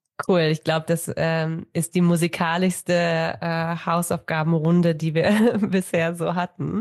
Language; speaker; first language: German; native; German